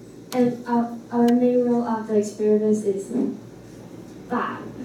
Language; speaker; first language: English; non-native, learner; Chinese